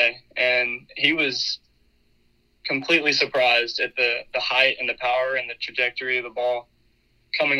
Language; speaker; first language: English; native; English